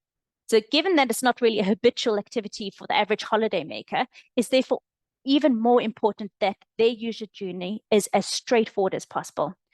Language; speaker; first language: English; native; English